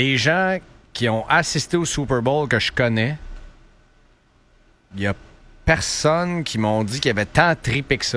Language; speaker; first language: French; native; French